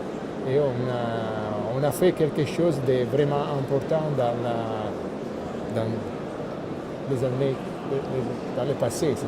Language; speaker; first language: French; non-native, fluent; Italian